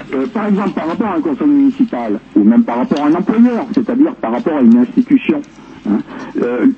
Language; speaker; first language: French; native; French